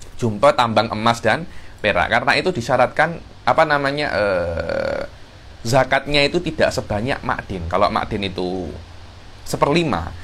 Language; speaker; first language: Indonesian; native; Indonesian